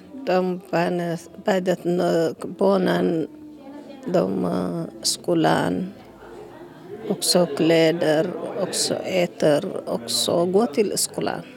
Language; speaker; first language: Swedish; non-native, learner; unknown